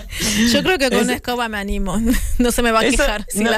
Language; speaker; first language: Spanish; native; Spanish